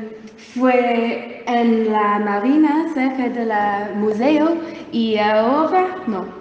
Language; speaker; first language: Spanish; non-native, learner; English